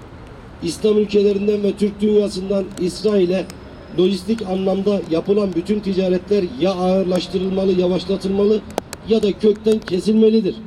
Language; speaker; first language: Turkish; native; Turkish